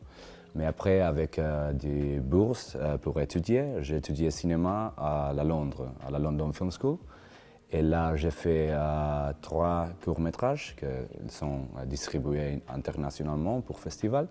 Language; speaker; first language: French; non-native, learner; Spanish